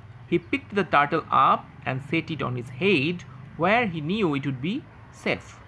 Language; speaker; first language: English; non-native, local second language; Bangla